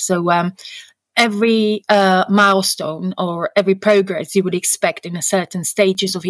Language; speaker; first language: English; non-native, fluent; Slovak